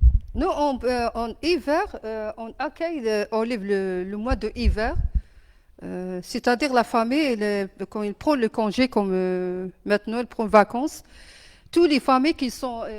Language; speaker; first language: French; non-native, learner; Arabic